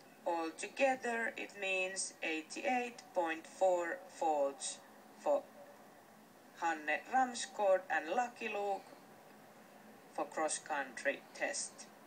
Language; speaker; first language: English; non-native, fluent; Finnish